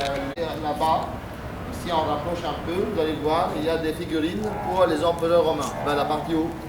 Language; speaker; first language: French; non-native, fluent; Arabic